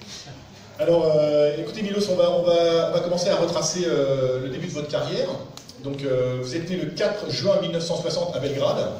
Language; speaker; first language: French; native; French